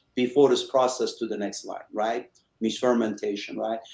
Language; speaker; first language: English; early bilingual, other home language; Persian